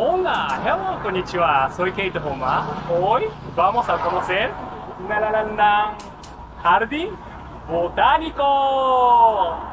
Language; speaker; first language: Spanish; non-native, learner; Japanese